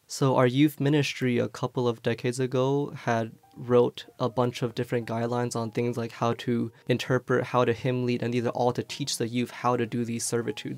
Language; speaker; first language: English; early bilingual, other home language; Chinese